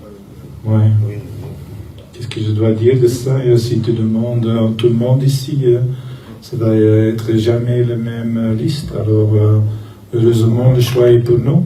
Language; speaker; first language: French; non-native, local second language; Dutch